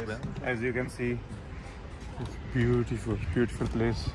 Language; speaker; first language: English; non-native, fluent; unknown